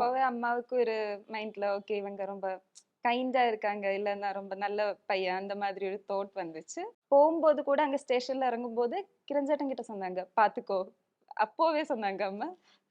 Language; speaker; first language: Tamil; non-native, local second language; Malayalam